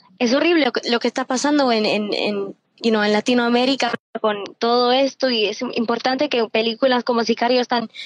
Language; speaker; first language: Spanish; early bilingual, heritage; Spanish